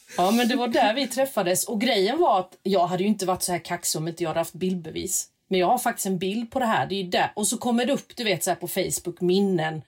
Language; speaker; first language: Swedish; early bilingual, other home language; Macedonian